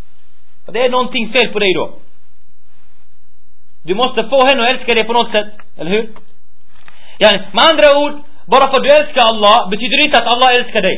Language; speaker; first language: Swedish; early bilingual, other home language; Arabic